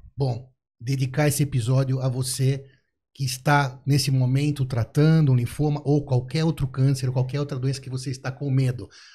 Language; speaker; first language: Portuguese; native; Portuguese